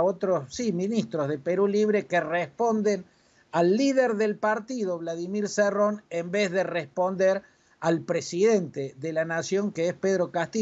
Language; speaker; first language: Spanish; native; Spanish